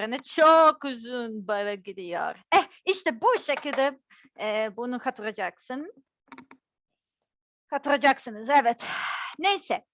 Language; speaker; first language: Turkish; non-native, learner; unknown